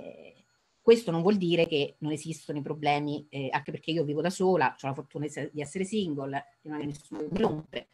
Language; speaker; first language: Italian; native; Italian